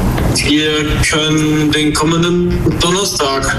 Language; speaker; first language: German; non-native, learner; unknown